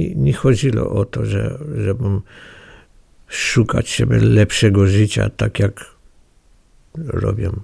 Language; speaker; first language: Polish; non-native, fluent; Armenian